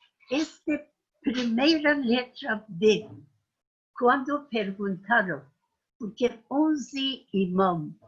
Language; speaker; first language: Portuguese; non-native, fluent; Persian